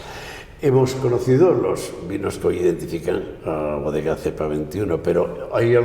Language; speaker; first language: Spanish; native; Spanish